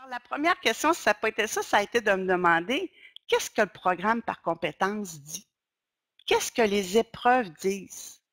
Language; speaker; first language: French; native; French